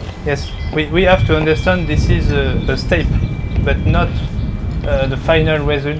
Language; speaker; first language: English; non-native, learner; French